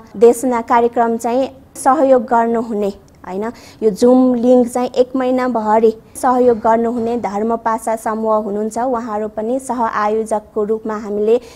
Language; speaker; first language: Nepali; non-native, local second language; Newari